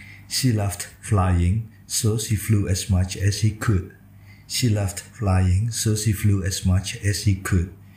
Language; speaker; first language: English; non-native, fluent; Indonesian